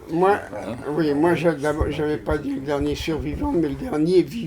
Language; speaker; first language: French; native; French